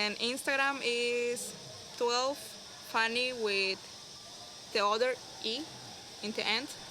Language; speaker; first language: English; non-native, learner; Spanish